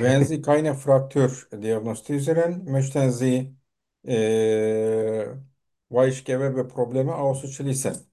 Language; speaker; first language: German; non-native, fluent; Turkish